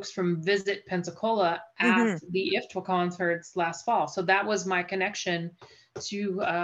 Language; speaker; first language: English; native; English